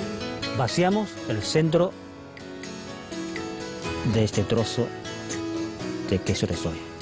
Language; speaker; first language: Spanish; non-native, fluent; Chinese